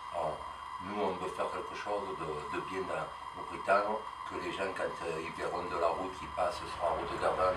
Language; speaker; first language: French; native; French